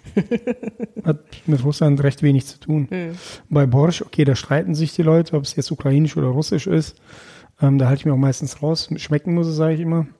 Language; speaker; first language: German; early bilingual, other home language; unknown